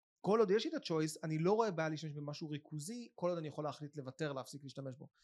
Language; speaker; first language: Hebrew; native; Hebrew